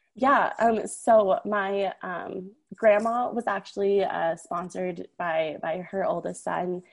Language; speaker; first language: English; early bilingual, other home language; Persian